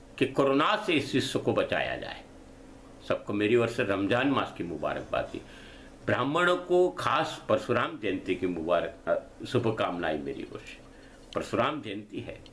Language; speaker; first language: Hindi; non-native, local second language; Gujarati